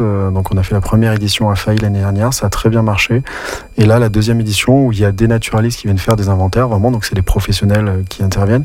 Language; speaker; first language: French; native; French